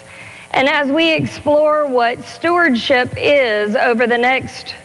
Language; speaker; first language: English; native; English